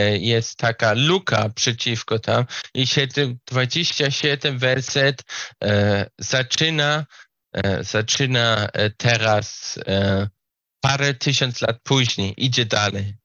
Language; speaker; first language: Polish; non-native, learner; Slovak